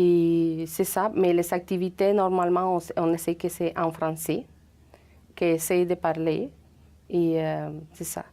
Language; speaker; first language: French; non-native, fluent; Spanish